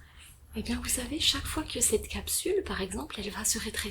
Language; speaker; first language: French; native; French